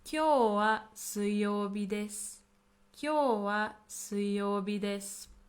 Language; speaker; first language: Japanese; non-native, fluent; English